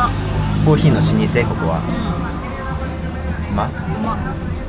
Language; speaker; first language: Japanese; native; Japanese